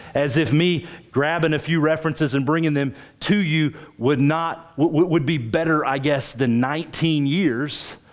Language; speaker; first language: English; native; English